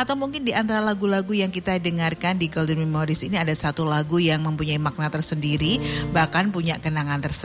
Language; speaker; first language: Indonesian; native; Indonesian